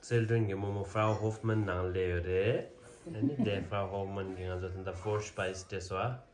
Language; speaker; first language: German; non-native, learner; Tibetan